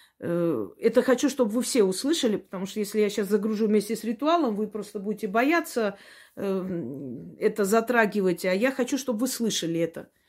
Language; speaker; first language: Russian; non-native, local second language; Armenian